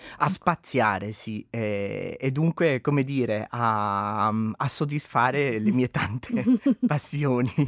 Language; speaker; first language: Italian; non-native, local second language; German